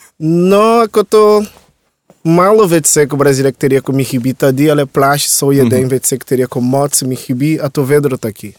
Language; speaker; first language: Czech; non-native, learner; Portuguese